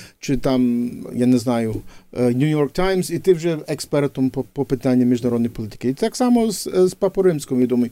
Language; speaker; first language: Ukrainian; early bilingual, heritage; English